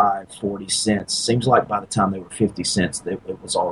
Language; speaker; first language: English; native; English